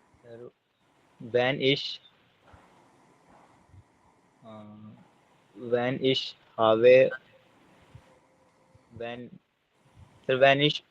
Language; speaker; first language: German; non-native, learner; Hindi